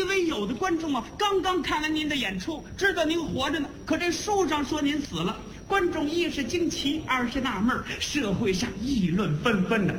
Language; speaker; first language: Chinese; native; Chinese